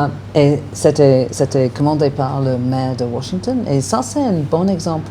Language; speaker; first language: French; non-native, fluent; English